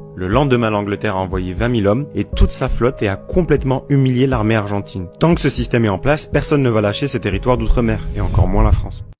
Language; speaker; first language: French; native; French